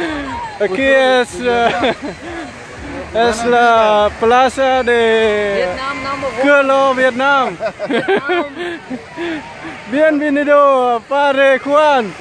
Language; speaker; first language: Spanish; non-native, learner; Vietnamese